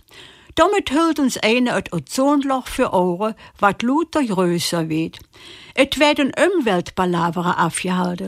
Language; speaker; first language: German; native; German